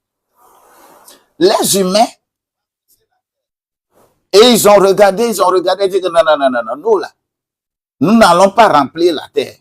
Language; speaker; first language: French; non-native, local second language; Ewe